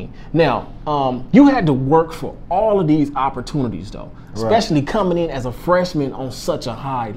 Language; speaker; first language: English; native; English